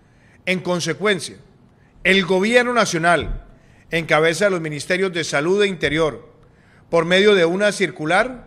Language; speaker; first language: Spanish; native; Spanish